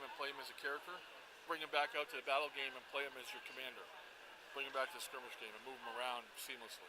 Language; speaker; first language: English; native; English